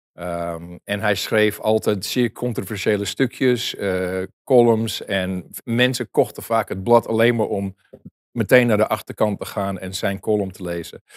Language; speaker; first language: Dutch; native; Dutch